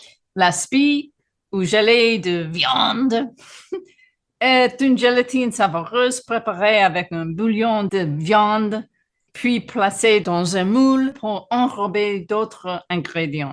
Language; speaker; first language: French; non-native, fluent; English